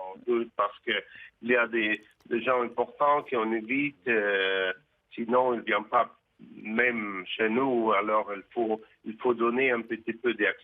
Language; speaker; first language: French; non-native, fluent; Russian